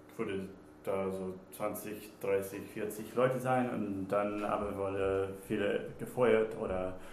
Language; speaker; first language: German; non-native, fluent; English